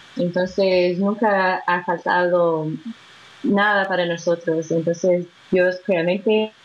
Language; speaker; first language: Spanish; non-native, fluent; Portuguese